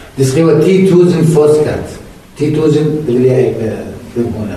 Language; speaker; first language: Danish; non-native, learner; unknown